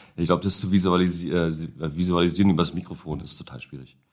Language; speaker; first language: German; native; German